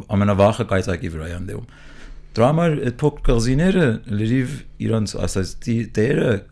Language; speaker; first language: Armenian; early bilingual, heritage; Armenian